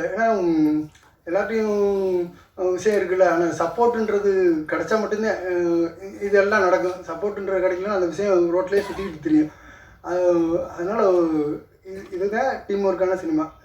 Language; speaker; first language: Tamil; native; Tamil